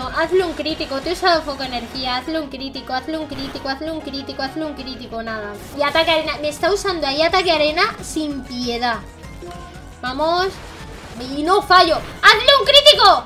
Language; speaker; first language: Spanish; native; Spanish